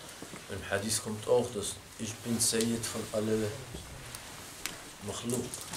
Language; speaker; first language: German; non-native, fluent; Arabic